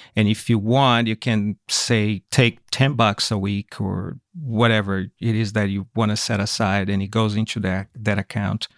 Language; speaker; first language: English; non-native, fluent; Portuguese